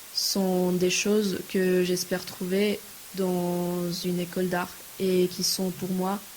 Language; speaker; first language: French; non-native, fluent; Spanish